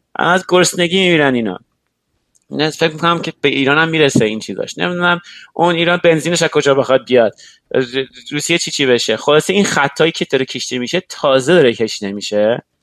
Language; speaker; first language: Persian; native; Persian